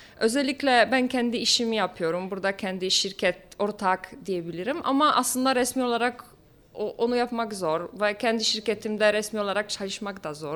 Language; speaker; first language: Turkish; non-native, fluent; Polish